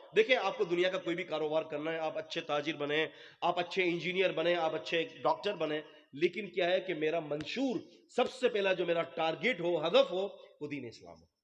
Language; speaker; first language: Urdu; non-native, local second language; Memoni